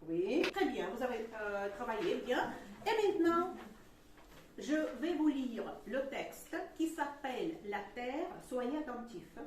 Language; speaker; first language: French; non-native, fluent; Russian